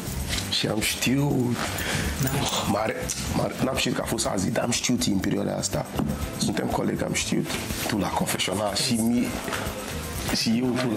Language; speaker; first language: Romanian; non-native, learner; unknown